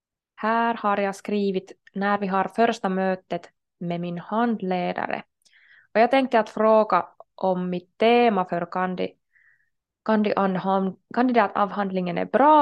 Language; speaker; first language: Swedish; non-native, local second language; Finnish